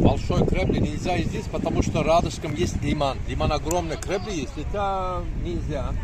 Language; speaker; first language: Russian; non-native, learner; Turkish